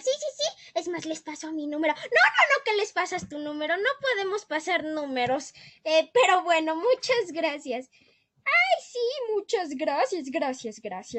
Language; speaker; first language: Spanish; native; Spanish